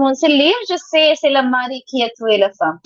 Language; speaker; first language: French; non-native, learner; Hindi